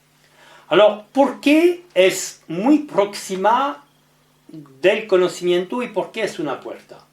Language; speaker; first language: Spanish; non-native, learner; French